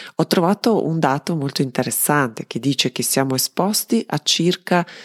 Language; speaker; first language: Italian; non-native, fluent; Serbian